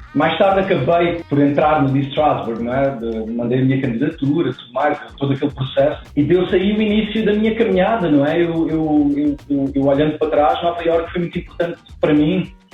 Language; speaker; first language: Portuguese; native; Portuguese